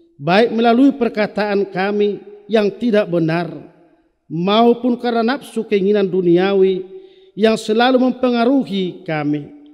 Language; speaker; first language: Indonesian; non-native, local second language; Batak Toba